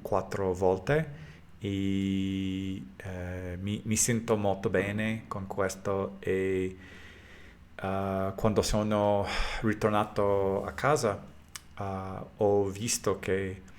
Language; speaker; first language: Italian; non-native, learner; English